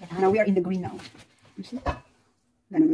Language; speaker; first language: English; non-native, local second language; Filipino